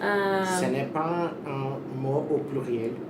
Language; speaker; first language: French; non-native, learner; Portuguese